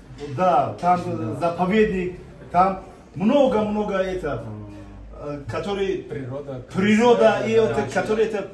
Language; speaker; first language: Russian; non-native, learner; Tajik